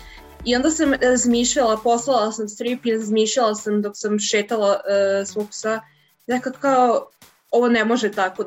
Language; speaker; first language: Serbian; early bilingual, heritage; English